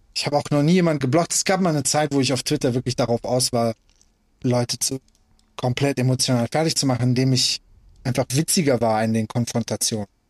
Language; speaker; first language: German; early bilingual, other home language; Persian